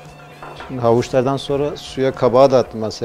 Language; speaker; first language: Turkish; native; Turkish